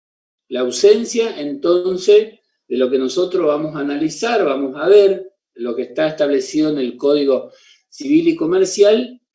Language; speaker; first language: Spanish; native; Spanish